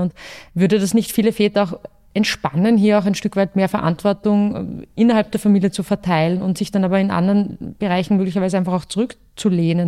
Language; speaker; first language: German; native; German